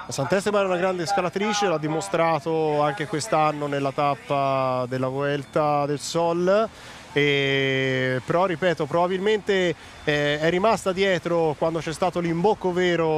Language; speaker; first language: Italian; native; Italian